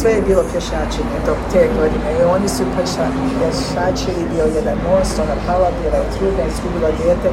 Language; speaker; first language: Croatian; early bilingual, heritage; Croatian